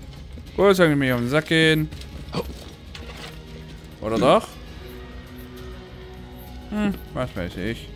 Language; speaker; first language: German; native; German